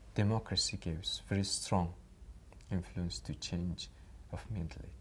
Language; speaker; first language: English; non-native, fluent; Mongolian